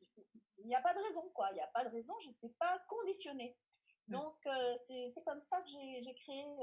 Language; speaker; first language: French; native; French